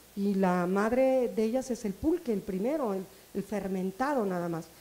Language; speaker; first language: Spanish; native; Spanish